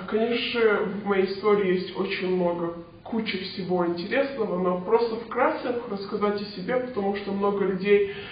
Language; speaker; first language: Russian; early bilingual, heritage; Russian